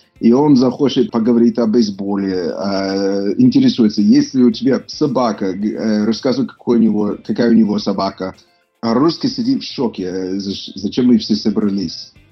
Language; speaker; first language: Russian; non-native, fluent; English